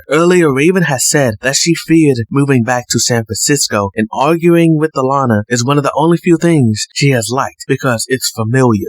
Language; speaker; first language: English; native; English